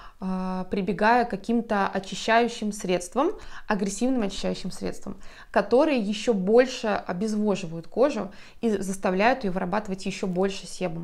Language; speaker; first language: Russian; native; Russian